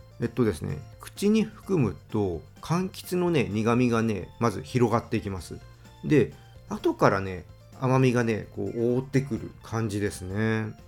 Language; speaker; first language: Japanese; native; Japanese